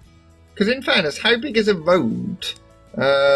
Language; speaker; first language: English; native; English